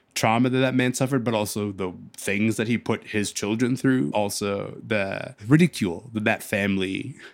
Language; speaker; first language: English; early bilingual, other home language; Arabic